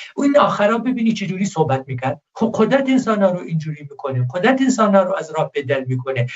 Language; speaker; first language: Persian; non-native, local second language; Kurdish